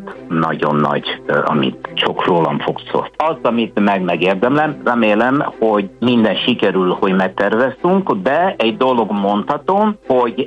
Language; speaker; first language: Hungarian; non-native, fluent; Italian